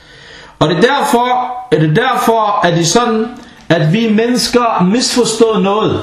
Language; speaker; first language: Danish; non-native, fluent; Arabic